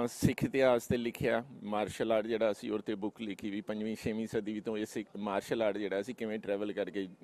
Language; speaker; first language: Punjabi; native; Punjabi